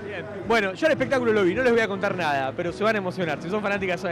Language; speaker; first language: Spanish; native; Spanish